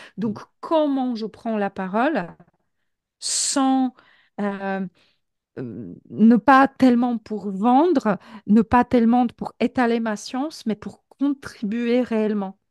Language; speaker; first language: French; non-native, fluent; Polish